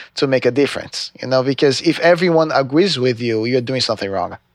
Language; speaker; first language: English; non-native, fluent; Portuguese